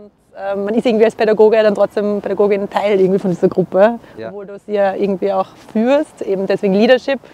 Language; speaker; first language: German; native; German